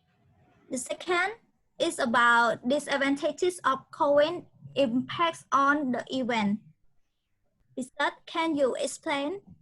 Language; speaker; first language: English; non-native, learner; Khmer